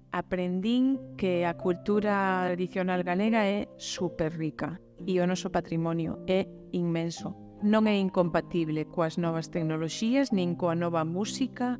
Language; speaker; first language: Galician; native; Galician